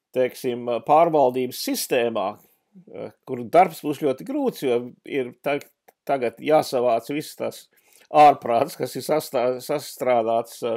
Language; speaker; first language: Latvian; early bilingual, heritage; English